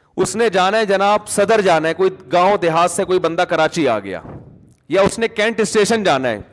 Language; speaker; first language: Urdu; native; Urdu